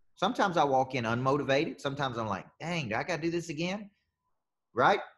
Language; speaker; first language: English; native; English